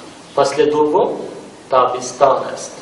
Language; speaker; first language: Persian; non-native, fluent; Urdu